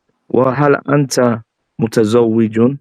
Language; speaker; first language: Arabic; non-native, learner; English